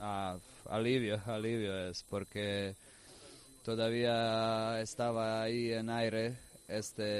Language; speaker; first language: Spanish; non-native, fluent; Croatian